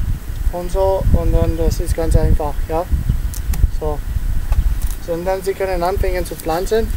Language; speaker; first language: German; non-native, learner; Italian